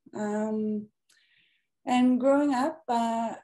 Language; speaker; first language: English; native; English